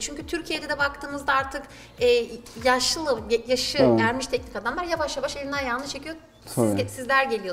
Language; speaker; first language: Turkish; native; Turkish